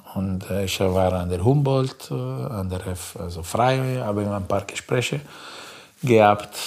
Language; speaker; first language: German; non-native, fluent; Italian